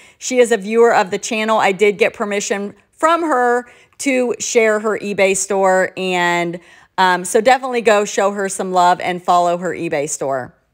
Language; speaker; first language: English; native; English